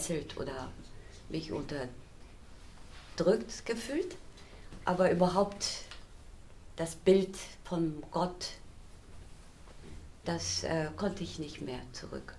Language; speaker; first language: German; non-native, fluent; Korean